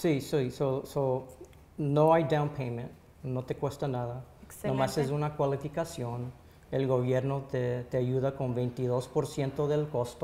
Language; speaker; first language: Spanish; early bilingual, heritage; Spanish